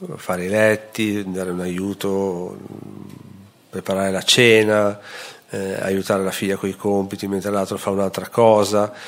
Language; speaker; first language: Italian; native; Italian